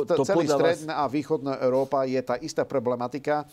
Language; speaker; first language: Slovak; non-native, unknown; Dutch